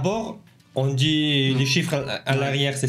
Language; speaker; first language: French; non-native, learner; Mongolian